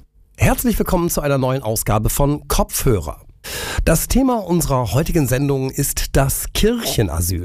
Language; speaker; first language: German; native; German